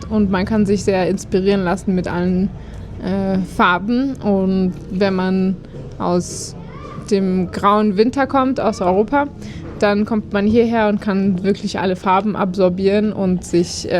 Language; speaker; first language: German; non-native, fluent; Spanish